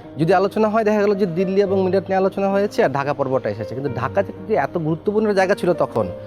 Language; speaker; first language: Bangla; native; Bangla